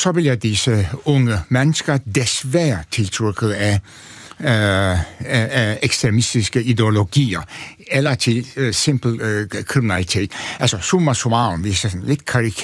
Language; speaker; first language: Danish; non-native, fluent; Turkish